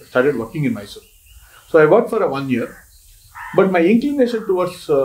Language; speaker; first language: English; non-native, local second language; Kannada